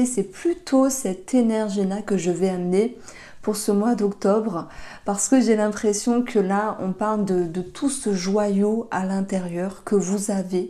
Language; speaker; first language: French; native; French